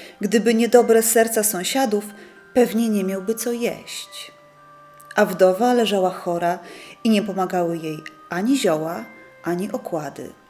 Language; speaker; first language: Polish; native; Polish